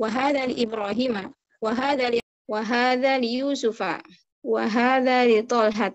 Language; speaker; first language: Arabic; non-native, fluent; Indonesian